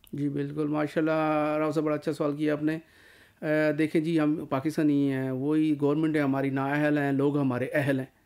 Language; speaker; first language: Urdu; non-native, local second language; Punjabi